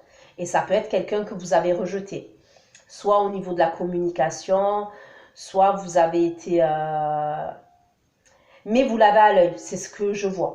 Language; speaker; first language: French; native; French